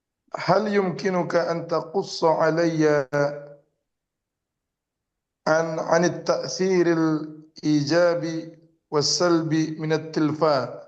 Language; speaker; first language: Arabic; non-native, learner; Indonesian